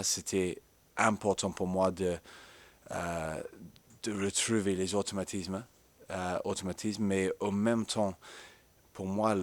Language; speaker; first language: French; non-native, fluent; English